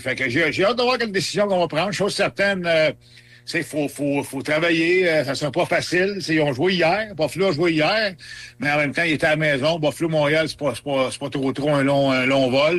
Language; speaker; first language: French; native; French